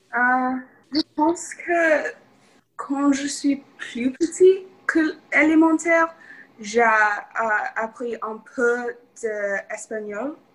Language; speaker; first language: French; non-native, learner; English